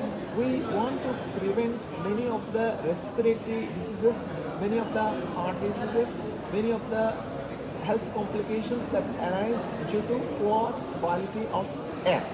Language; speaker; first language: English; non-native, local second language; Tamil